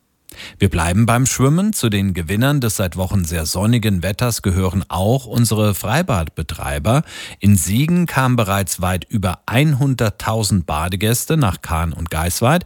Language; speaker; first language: German; native; German